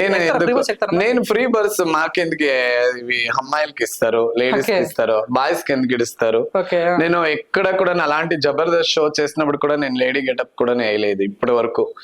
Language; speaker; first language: Telugu; non-native, local second language; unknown